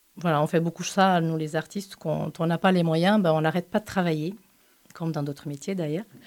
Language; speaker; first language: French; non-native, fluent; Portuguese